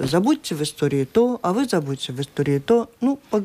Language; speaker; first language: Russian; native; Russian